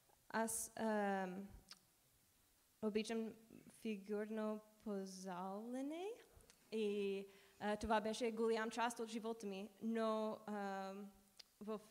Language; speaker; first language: Bulgarian; non-native, learner; English